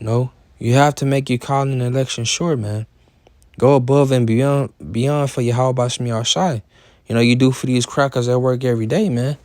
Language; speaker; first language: English; native; English